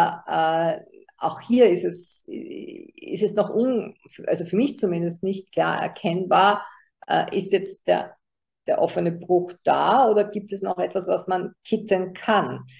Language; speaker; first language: German; native; German